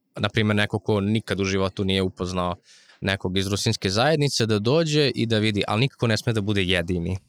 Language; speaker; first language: Serbian; non-native, local second language; Rusyn